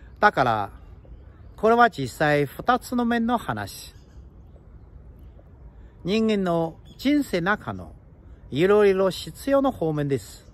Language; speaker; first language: Japanese; non-native, fluent; Chinese